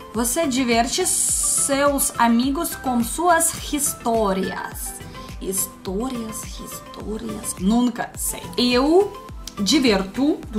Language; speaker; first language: Portuguese; non-native, learner; Russian